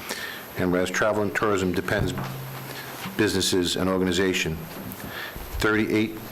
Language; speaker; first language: English; native; English